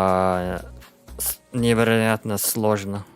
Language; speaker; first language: Russian; non-native, learner; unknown